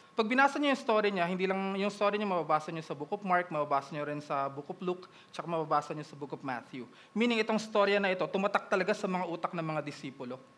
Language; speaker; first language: Filipino; native; Filipino